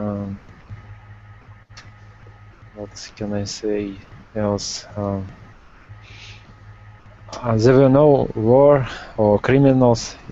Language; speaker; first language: English; non-native, learner; Russian